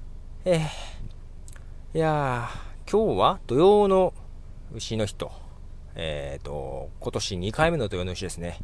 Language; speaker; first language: Japanese; native; Japanese